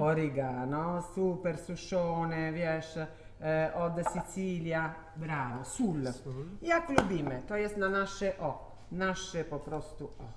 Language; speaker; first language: Polish; non-native, learner; Italian